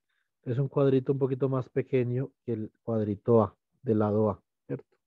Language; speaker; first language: Spanish; native; Spanish